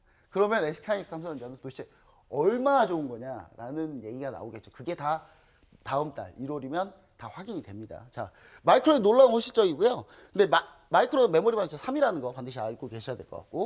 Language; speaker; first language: Korean; native; Korean